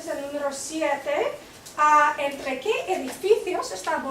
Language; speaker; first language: Spanish; non-native, fluent; English